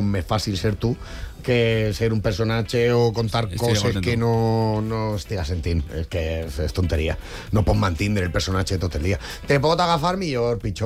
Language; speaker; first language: Catalan; native; Catalan